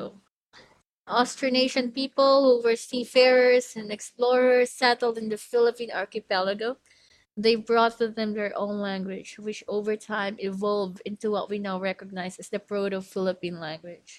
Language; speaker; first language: English; non-native, local second language; Filipino